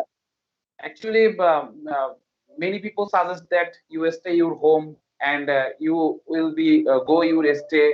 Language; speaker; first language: English; non-native, learner; Bangla